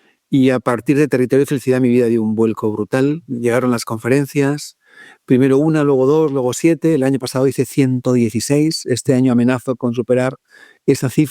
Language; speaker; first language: Spanish; native; Spanish